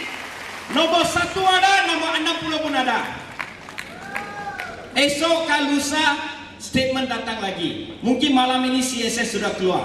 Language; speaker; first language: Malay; non-native, local second language; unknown